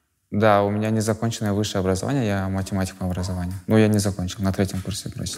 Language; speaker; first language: Russian; non-native, local second language; Kazakh